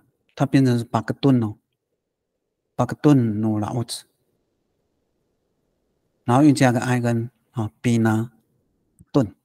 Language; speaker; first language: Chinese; native; Chinese